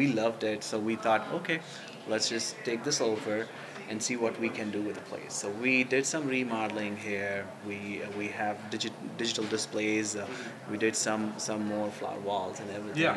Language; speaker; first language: English; non-native, local second language; Hindi